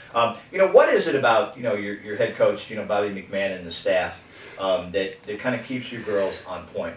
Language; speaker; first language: English; native; English